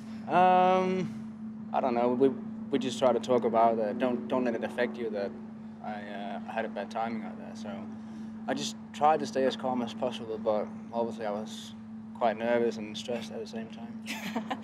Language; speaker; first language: English; non-native, fluent; Danish